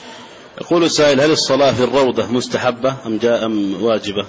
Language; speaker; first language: Arabic; native; Arabic